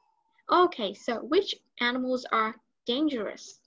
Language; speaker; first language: English; non-native, learner; Vietnamese